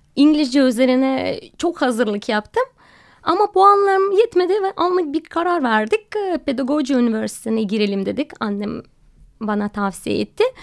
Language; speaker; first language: Turkish; non-native, fluent; Russian